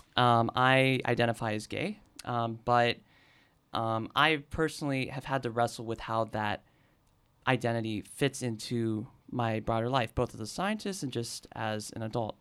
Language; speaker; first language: English; native; English